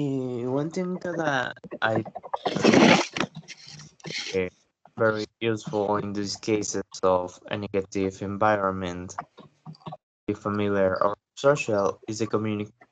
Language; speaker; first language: English; non-native, learner; Spanish